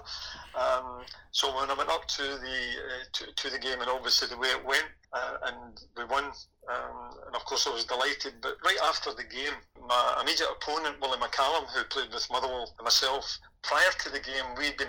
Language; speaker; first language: English; native; English